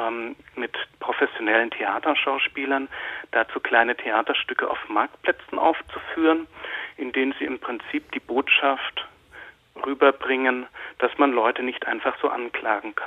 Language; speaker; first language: German; native; German